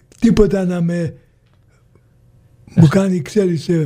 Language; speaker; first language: Greek; early bilingual, heritage; Greek